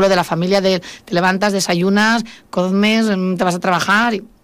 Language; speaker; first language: Spanish; native; Spanish